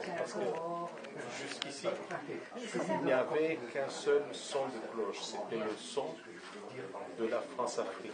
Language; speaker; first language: French; non-native, local second language; Comorian